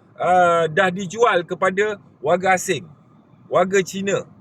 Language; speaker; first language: Malay; native; Malay